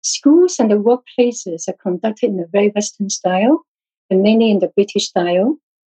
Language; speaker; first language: English; non-native, local second language; Cantonese